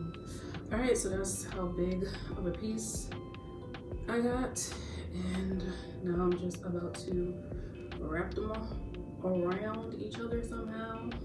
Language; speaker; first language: English; native; English